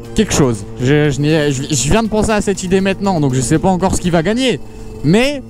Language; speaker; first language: French; native; French